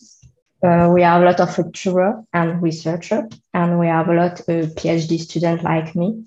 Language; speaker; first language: English; non-native, learner; French